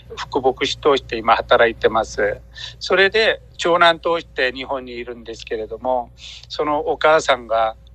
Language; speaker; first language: Japanese; non-native, fluent; Korean